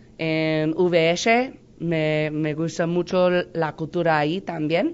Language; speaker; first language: Spanish; non-native, learner; English